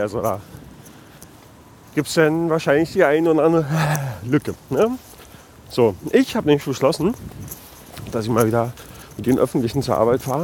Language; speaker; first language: German; native; German